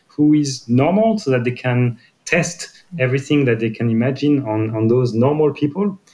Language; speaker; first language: English; non-native, fluent; French